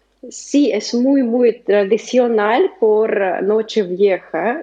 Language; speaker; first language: Spanish; non-native, learner; Russian